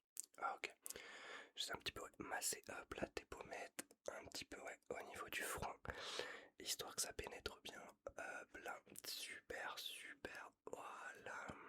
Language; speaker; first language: French; native; French